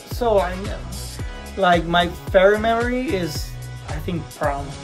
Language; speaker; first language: English; non-native, fluent; Italian